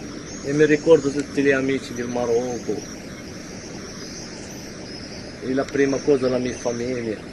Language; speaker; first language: Italian; non-native, learner; Arabic